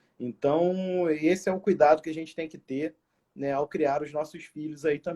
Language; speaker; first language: Portuguese; native; Portuguese